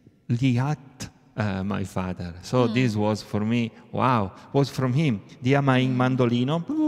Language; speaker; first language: English; non-native, fluent; Italian